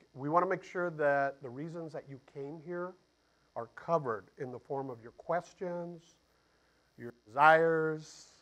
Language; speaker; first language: English; early bilingual, other home language; Spanish